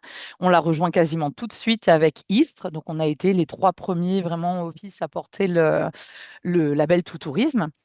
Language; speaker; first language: French; native; French